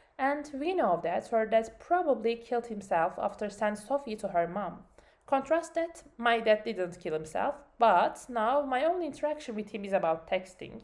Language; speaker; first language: English; non-native, learner; Turkish